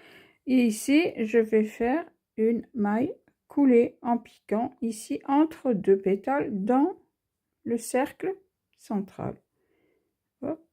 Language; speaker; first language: French; native; French